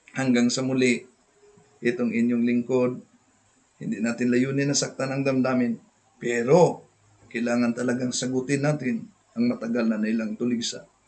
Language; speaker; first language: Filipino; non-native, local second language; Cebuano